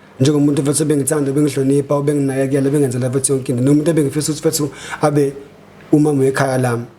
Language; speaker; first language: Zulu; native; Zulu